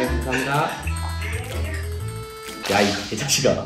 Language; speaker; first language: Korean; native; Korean